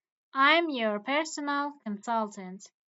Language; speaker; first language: English; non-native, fluent; Persian